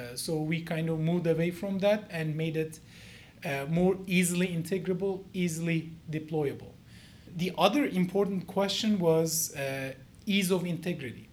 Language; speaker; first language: English; non-native, fluent; Turkish